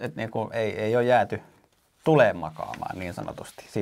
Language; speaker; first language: Finnish; native; Finnish